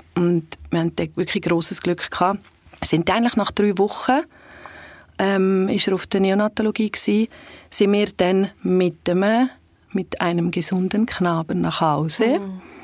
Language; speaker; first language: German; early bilingual, other home language; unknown